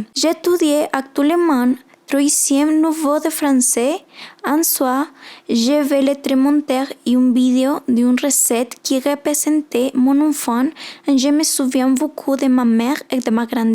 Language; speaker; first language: French; non-native, learner; Spanish